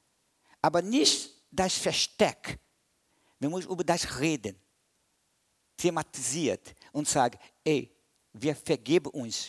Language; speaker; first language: German; non-native, fluent; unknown